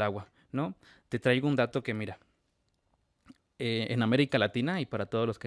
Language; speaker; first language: Spanish; native; Spanish